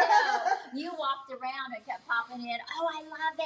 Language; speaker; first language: English; native; English